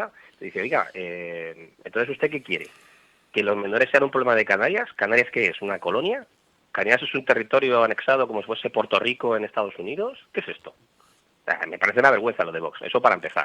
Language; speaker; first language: Spanish; native; Spanish